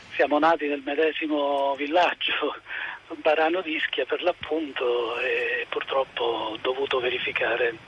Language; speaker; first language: Italian; native; Italian